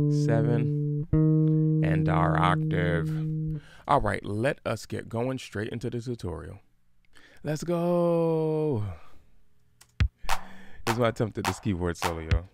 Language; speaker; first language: English; native; English